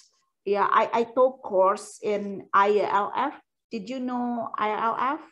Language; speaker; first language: English; non-native, fluent; Indonesian